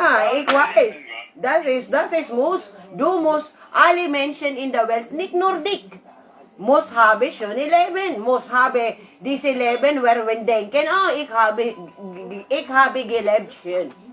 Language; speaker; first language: German; non-native, learner; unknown